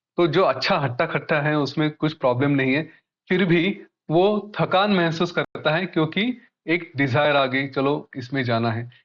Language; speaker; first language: Hindi; non-native, local second language; Marathi